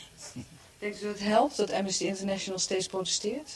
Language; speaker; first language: Dutch; native; Dutch